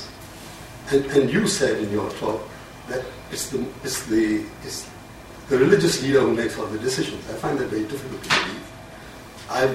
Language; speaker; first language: English; non-native, local second language; Urdu